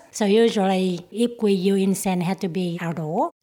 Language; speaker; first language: English; non-native, learner; Vietnamese